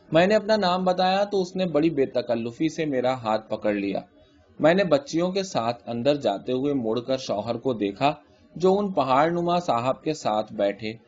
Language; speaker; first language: Urdu; native; Urdu